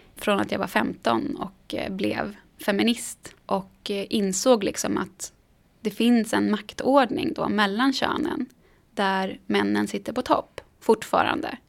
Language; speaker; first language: Swedish; native; Swedish